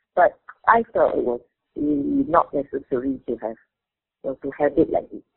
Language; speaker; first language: English; non-native, local second language; Min Nan Chinese